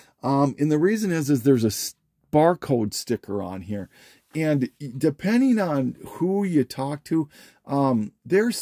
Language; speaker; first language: English; native; English